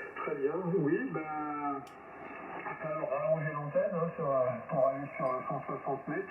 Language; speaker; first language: French; native; French